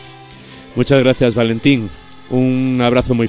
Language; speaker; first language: Spanish; native; Spanish